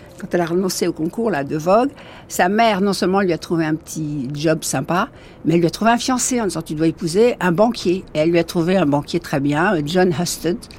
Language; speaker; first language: French; native; French